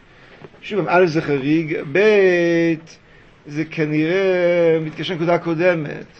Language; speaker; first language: Hebrew; native; Hebrew